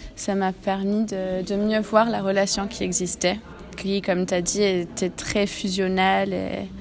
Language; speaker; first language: French; non-native, fluent; English